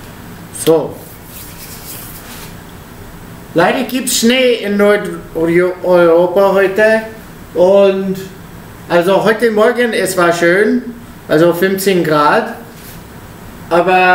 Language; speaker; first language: German; non-native, learner; Italian